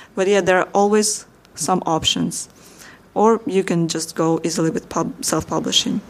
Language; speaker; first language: English; non-native, fluent; Russian